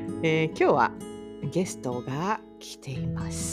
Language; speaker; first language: Japanese; native; Japanese